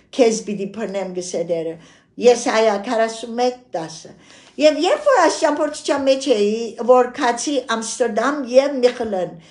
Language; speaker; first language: Armenian; early bilingual, heritage; Armenian